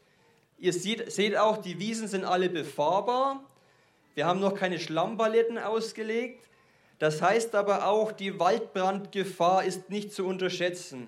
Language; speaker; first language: German; native; German